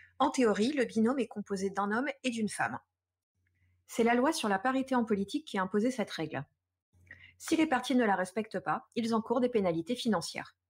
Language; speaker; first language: French; native; French